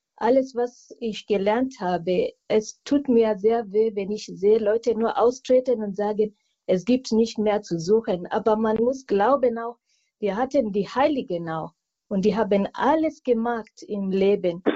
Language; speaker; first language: German; non-native, fluent; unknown